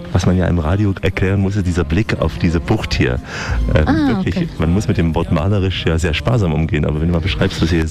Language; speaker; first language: German; native; German